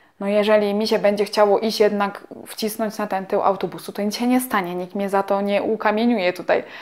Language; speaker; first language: Polish; native; Polish